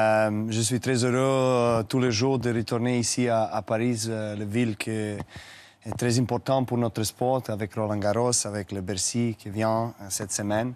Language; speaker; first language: French; non-native, learner; Serbian